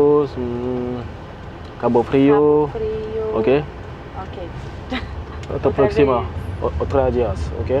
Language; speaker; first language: Portuguese; non-native, learner; French